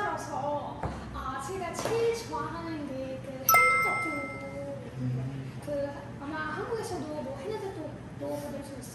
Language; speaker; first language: Korean; non-native, fluent; Arabic